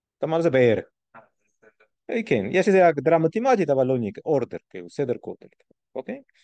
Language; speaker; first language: Hebrew; non-native, fluent; Russian